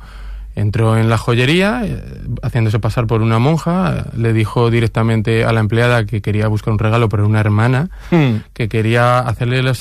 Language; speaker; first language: Spanish; native; Spanish